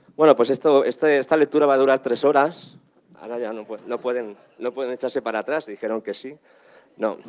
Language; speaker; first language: Spanish; native; Spanish